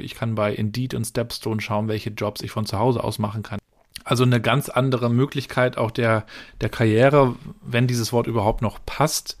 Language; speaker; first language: German; native; German